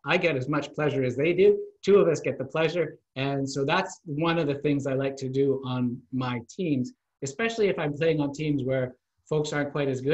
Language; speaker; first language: English; native; English